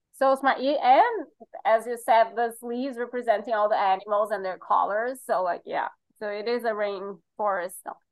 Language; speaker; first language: English; non-native, fluent; Portuguese